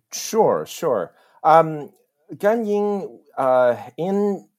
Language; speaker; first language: English; early bilingual, other home language; Chinese